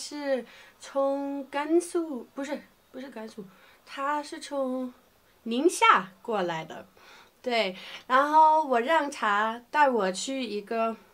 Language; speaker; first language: Chinese; non-native, fluent; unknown